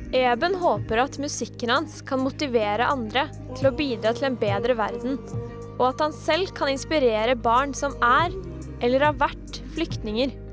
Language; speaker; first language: Norwegian; native; Norwegian